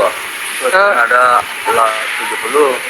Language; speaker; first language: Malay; non-native, learner; Rohingya